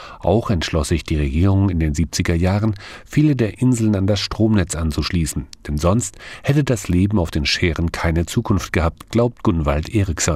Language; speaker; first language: German; native; German